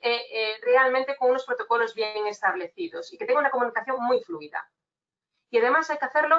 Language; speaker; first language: Spanish; native; Spanish